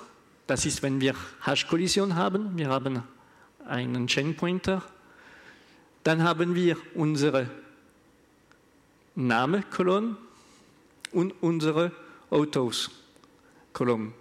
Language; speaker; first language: German; non-native, learner; French